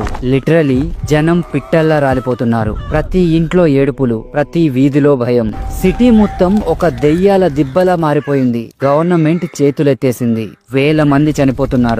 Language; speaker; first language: Telugu; native; Telugu